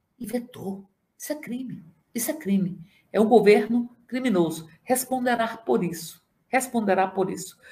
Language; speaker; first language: Portuguese; native; Portuguese